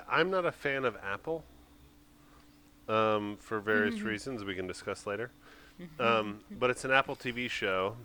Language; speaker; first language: English; native; English